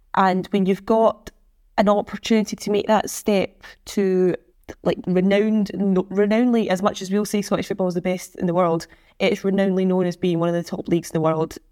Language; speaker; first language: English; native; English